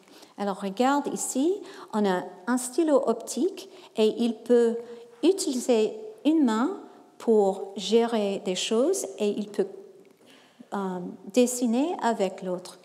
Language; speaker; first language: French; non-native, fluent; English